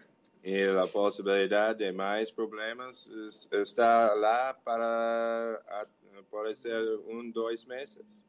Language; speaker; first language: Portuguese; non-native, learner; English